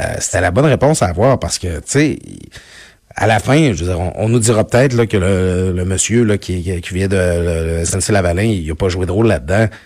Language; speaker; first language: French; native; French